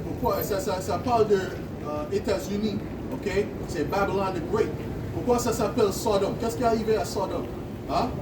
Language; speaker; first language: French; non-native, learner; English